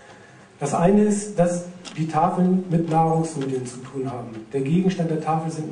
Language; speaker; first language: German; native; German